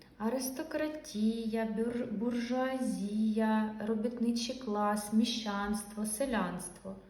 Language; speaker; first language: Ukrainian; non-native, local second language; Russian